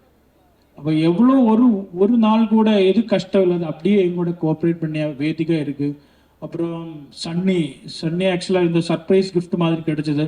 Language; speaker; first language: Tamil; non-native, learner; Malayalam